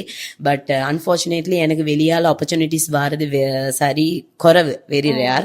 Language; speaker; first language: Tamil; native; Tamil